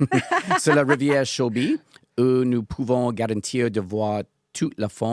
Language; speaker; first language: French; non-native, learner; English